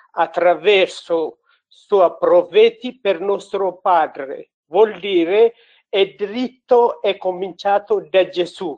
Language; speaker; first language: Italian; non-native, learner; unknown